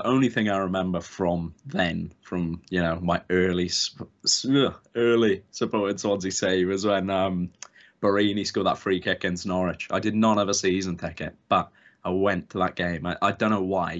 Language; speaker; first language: English; native; English